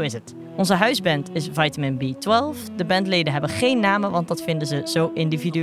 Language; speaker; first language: Dutch; native; Dutch